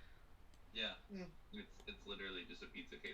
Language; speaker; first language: English; native; English